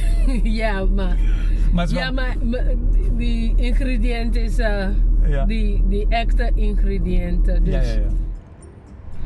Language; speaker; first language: Dutch; non-native, local second language; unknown